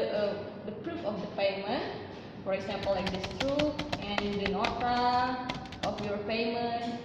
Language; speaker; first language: English; non-native, learner; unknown